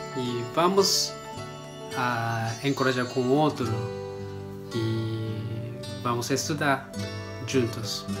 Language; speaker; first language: Portuguese; non-native, learner; Japanese